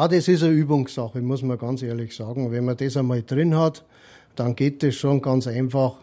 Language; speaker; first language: German; native; German